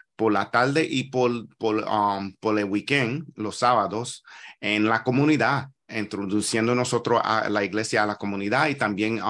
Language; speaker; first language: Spanish; non-native, learner; English